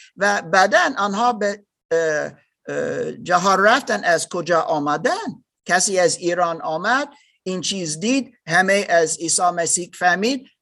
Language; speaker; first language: Persian; non-native, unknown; English